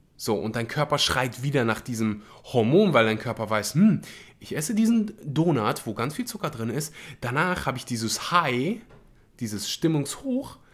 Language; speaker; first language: German; early bilingual, other home language; Russian